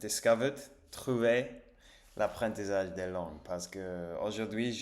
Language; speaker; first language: French; non-native, learner; English